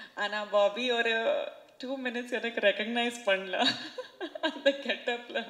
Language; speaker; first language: Tamil; non-native, fluent; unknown